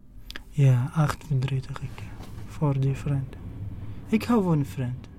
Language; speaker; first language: Dutch; non-native, learner; Arabic